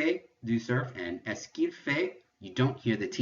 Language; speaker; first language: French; non-native, fluent; English